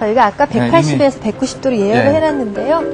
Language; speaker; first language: Korean; native; Korean